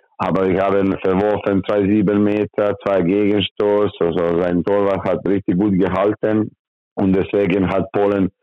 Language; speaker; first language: German; non-native, learner; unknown